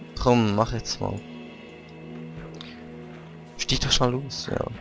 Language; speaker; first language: German; native; German